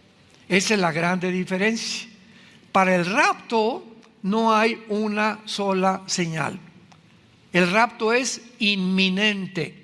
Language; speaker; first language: Spanish; native; Spanish